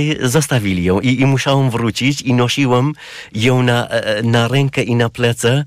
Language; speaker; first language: Polish; non-native, learner; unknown